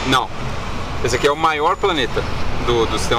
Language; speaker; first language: Portuguese; native; Portuguese